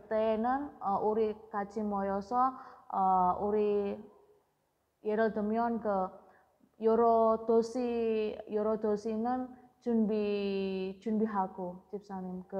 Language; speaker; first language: Korean; non-native, learner; Indonesian